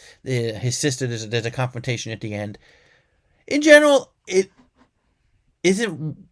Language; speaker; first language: English; native; English